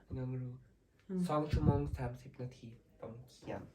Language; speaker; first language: Thai; early bilingual, heritage; Swedish